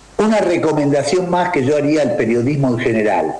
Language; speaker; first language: Spanish; native; Spanish